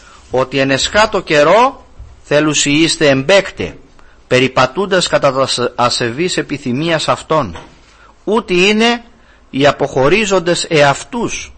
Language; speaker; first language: Greek; native; Greek